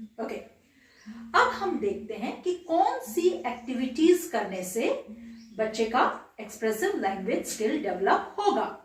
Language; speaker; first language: Hindi; non-native, local second language; Bangla